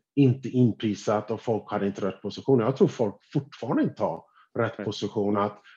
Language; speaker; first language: Swedish; non-native, fluent; English